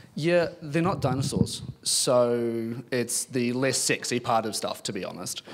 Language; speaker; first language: English; native; English